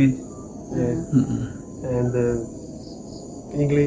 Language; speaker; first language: English; non-native, learner; Serbian